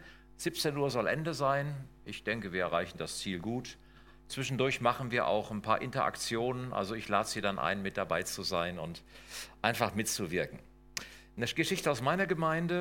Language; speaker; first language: German; native; German